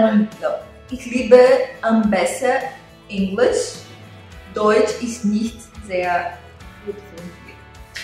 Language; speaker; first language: German; non-native, learner; Portuguese